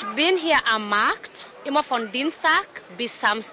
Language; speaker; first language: German; non-native, learner; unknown